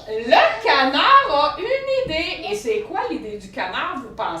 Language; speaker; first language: French; native; French